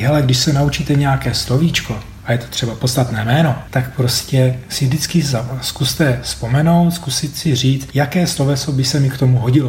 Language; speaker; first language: Czech; native; Czech